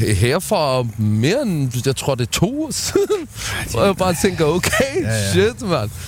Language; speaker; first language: Danish; early bilingual, other home language; Somali